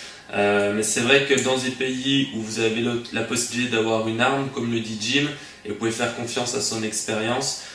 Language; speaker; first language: French; native; French